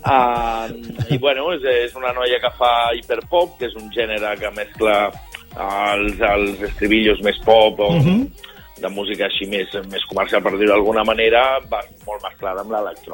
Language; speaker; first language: Catalan; native; Catalan